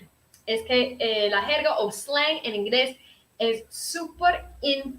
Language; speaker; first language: Spanish; early bilingual, heritage; Spanish